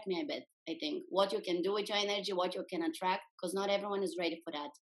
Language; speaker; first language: English; non-native, fluent; Bulgarian